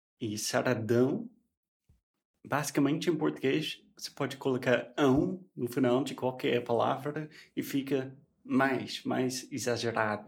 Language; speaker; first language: Portuguese; non-native, fluent; English